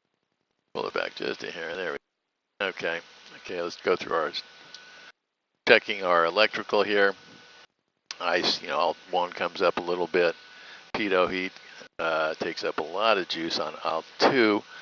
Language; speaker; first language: English; native; English